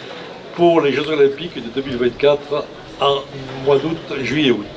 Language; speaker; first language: French; native; French